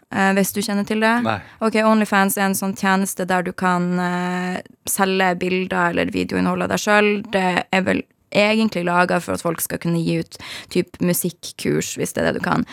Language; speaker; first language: Norwegian; native; Norwegian